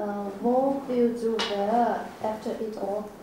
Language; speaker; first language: Danish; non-native, learner; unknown